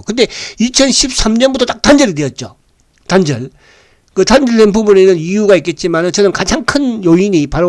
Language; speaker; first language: Korean; native; Korean